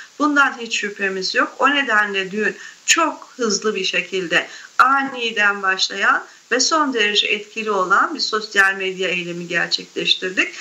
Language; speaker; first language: Turkish; native; Turkish